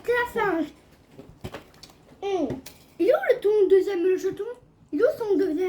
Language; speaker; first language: French; native; French